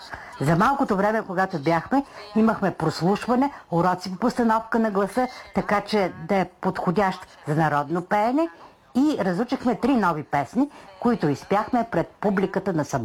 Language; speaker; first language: Bulgarian; native; Bulgarian